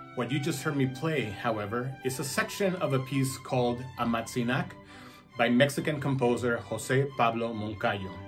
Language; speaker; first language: English; non-native, fluent; Spanish